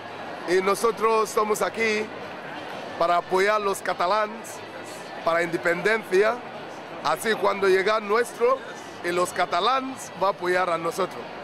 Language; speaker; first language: Spanish; non-native, learner; Igbo